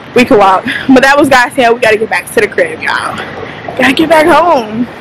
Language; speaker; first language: English; native; English